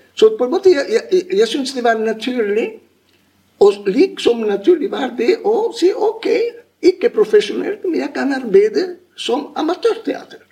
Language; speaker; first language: Norwegian; non-native, fluent; Italian